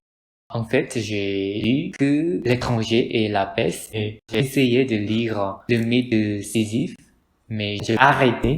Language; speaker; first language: French; non-native, learner; Korean